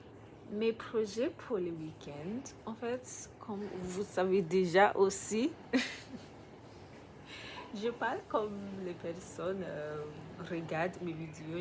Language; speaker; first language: French; non-native, learner; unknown